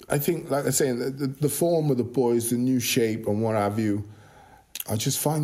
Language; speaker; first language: English; native; English